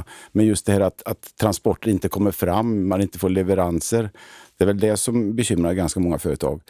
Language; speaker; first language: Swedish; native; Swedish